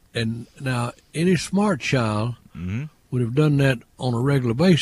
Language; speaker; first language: English; native; English